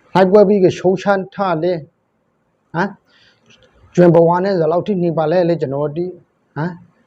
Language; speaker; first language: Burmese; native; Burmese